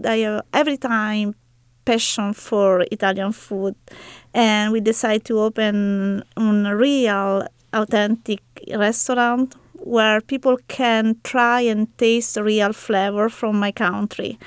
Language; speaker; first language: English; non-native, learner; Italian